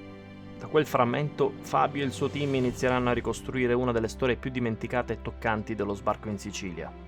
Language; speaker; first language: Italian; native; Italian